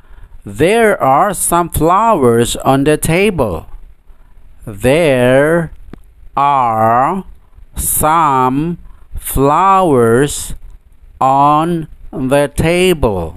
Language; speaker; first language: English; non-native, fluent; Indonesian